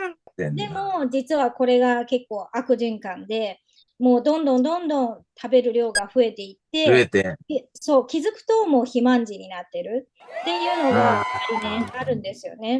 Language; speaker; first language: Japanese; native; Japanese